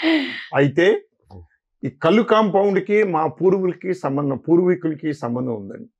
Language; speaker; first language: Telugu; native; Telugu